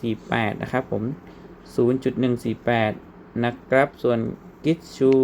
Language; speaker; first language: Thai; native; Thai